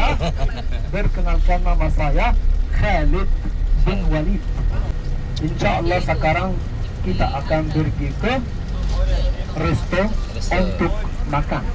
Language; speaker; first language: Indonesian; non-native, fluent; Arabic